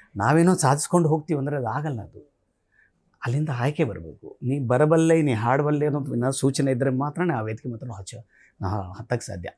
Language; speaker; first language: Kannada; non-native, local second language; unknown